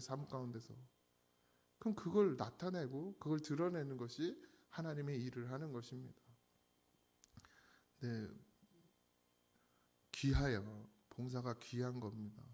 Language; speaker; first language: Korean; native; Korean